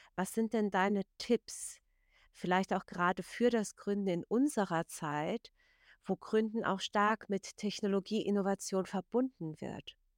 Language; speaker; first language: German; native; German